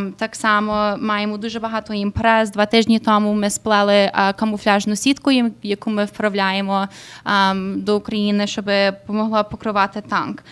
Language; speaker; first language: Ukrainian; early bilingual, heritage; Ukrainian